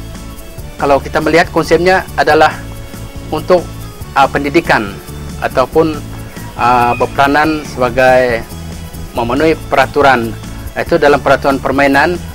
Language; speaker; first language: Malay; native; Malay